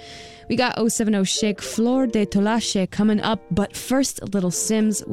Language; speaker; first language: English; native; English